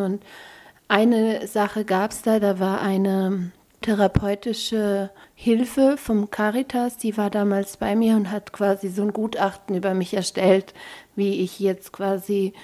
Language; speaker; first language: German; early bilingual, other home language; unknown